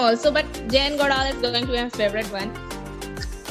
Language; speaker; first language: English; non-native, local second language; Hindi